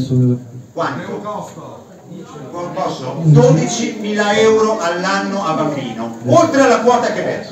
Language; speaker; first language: Italian; native; Italian